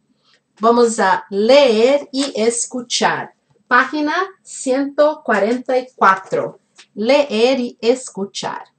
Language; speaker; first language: Spanish; non-native, fluent; Portuguese